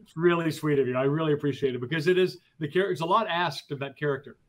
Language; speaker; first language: English; native; English